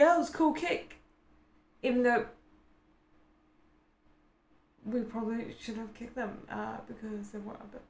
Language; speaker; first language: English; native; English